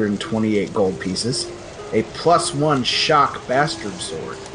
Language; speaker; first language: English; native; English